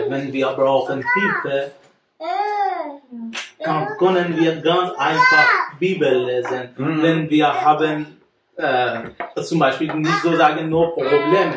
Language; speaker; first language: German; non-native, learner; Persian